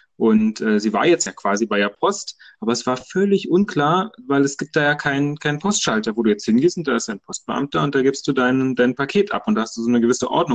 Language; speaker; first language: German; native; German